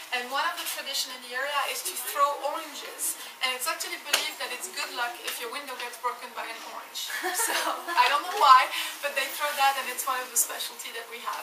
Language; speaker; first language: English; non-native, fluent; French